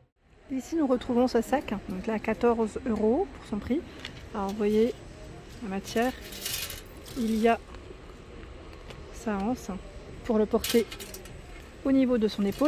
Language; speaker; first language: French; native; French